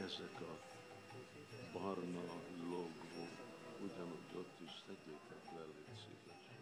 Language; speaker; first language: Hungarian; non-native, learner; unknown